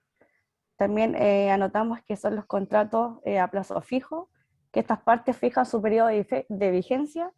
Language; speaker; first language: Spanish; native; Spanish